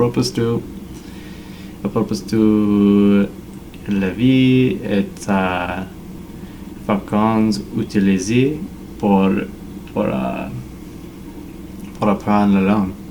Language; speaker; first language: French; non-native, learner; English